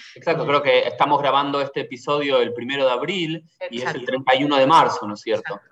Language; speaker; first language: Spanish; native; Spanish